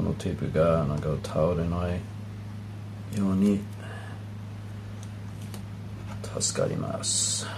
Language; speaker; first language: Japanese; non-native, learner; English